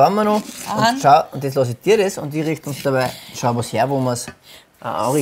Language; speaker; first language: German; native; German